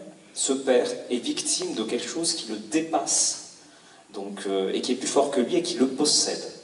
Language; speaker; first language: French; native; French